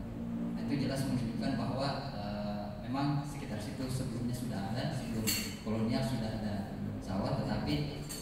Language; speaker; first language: Indonesian; native; Indonesian